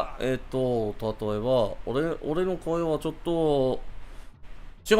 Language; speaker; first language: Japanese; non-native, fluent; English